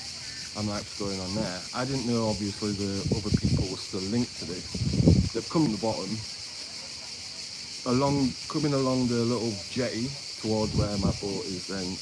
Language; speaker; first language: English; native; English